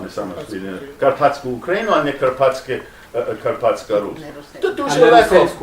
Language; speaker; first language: Ukrainian; non-native, learner; English